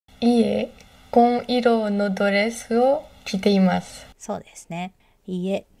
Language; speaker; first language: Japanese; non-native, learner; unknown